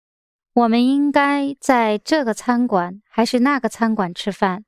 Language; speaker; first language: Chinese; non-native, learner; English